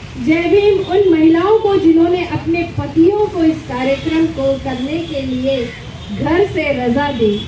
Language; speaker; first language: Hindi; non-native, local second language; Gujarati